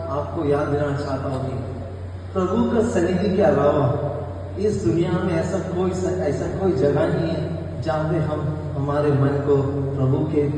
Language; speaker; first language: Hindi; non-native, local second language; Malayalam